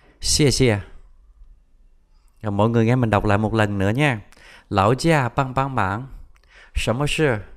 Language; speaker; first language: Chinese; non-native, fluent; Vietnamese